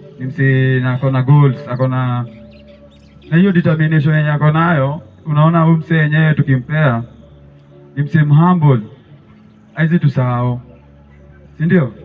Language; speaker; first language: Swahili; native; Swahili